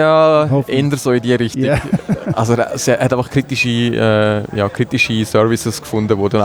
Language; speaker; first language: German; native; German